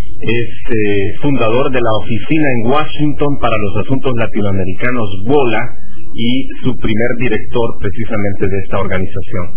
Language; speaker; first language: Spanish; native; Spanish